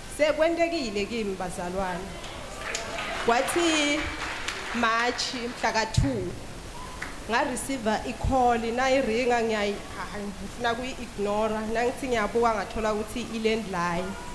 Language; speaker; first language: Zulu; non-native, local second language; Swati